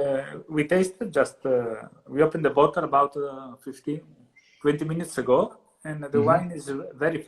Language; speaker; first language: English; non-native, learner; Italian